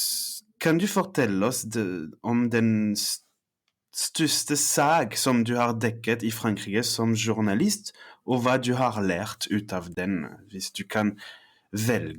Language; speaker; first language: Norwegian; non-native, fluent; French